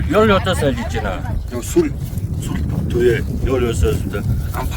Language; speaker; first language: Korean; non-native, learner; Mongolian